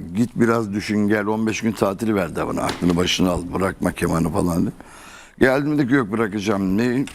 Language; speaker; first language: Turkish; native; Turkish